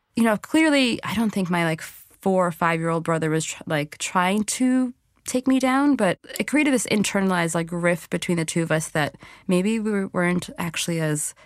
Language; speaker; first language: English; native; English